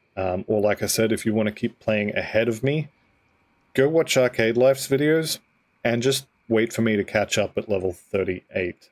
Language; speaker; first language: English; native; English